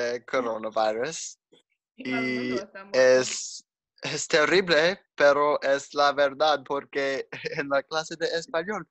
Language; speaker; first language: Spanish; non-native, learner; English